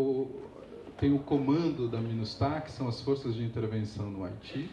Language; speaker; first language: Portuguese; native; Portuguese